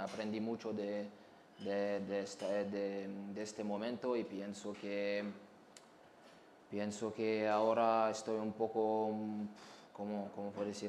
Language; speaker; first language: Spanish; non-native, learner; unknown